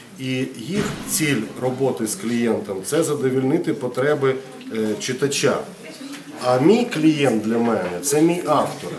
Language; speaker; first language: Ukrainian; non-native, local second language; Russian